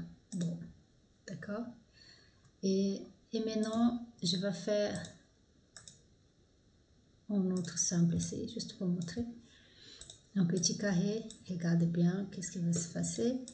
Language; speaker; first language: French; non-native, fluent; Portuguese